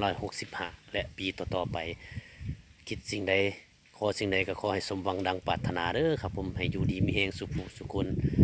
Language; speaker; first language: Thai; native; Thai